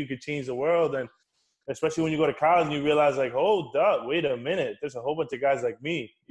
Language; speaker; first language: English; native; English